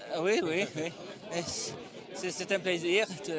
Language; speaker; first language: French; non-native, learner; English